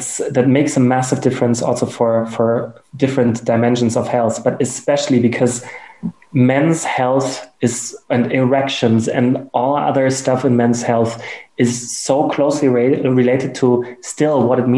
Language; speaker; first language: English; non-native, fluent; German